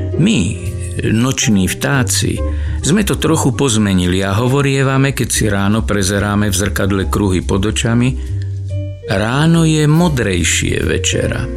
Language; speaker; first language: Slovak; native; Slovak